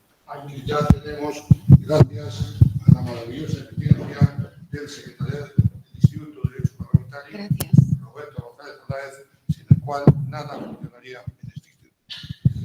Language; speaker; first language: Spanish; native; Spanish